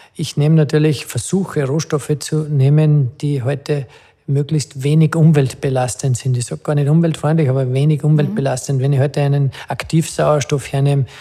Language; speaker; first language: German; native; German